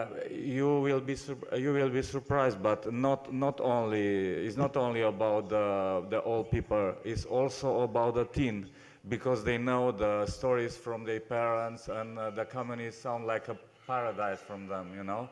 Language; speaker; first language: English; non-native, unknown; Romanian